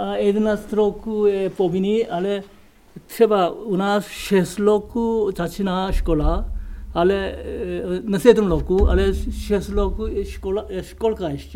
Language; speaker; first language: Czech; non-native, learner; Korean